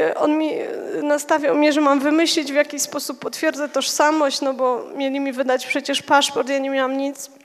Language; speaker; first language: Polish; native; Polish